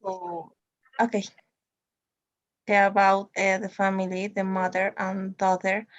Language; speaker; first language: English; non-native, learner; Spanish